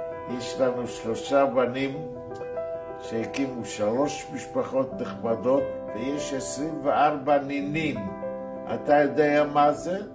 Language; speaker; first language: Hebrew; non-native, fluent; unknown